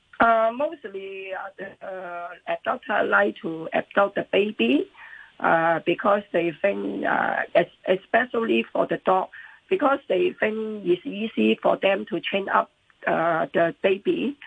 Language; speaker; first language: English; non-native, local second language; Cantonese